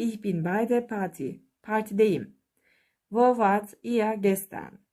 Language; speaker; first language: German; non-native, fluent; Turkish